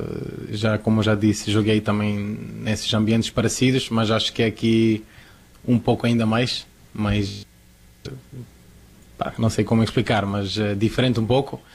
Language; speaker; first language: Portuguese; non-native, fluent; Croatian